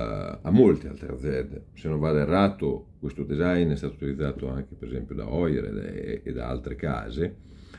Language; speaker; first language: Italian; native; Italian